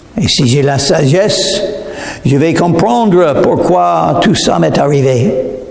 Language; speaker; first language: French; non-native, fluent; English